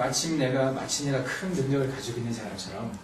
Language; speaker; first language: Korean; native; Korean